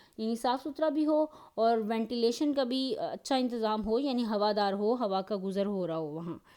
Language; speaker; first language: Urdu; native; Urdu